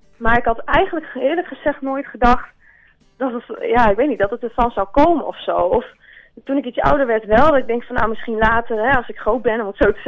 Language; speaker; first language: Dutch; native; Dutch